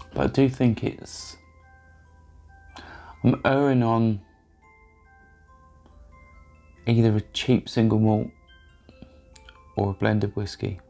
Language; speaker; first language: English; native; English